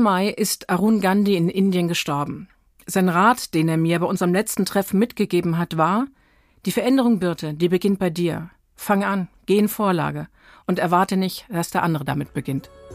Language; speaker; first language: German; native; German